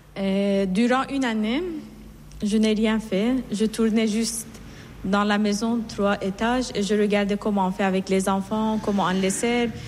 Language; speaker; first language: French; non-native, fluent; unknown